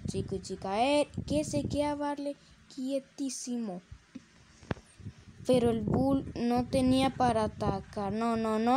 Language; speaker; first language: Spanish; native; Spanish